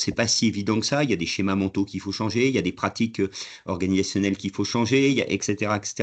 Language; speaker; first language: French; native; French